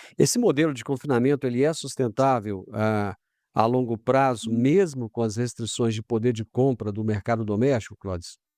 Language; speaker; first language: Portuguese; native; Portuguese